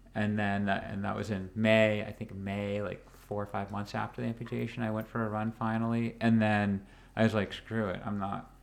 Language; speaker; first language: English; native; English